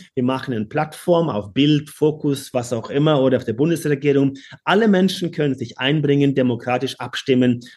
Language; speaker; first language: German; non-native, fluent; Norwegian